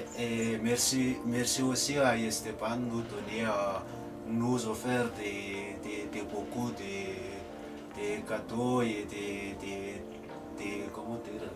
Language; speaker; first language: French; non-native, local second language; Malagasy